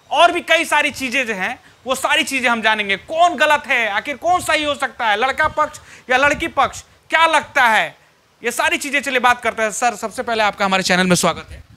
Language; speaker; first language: Hindi; native; Hindi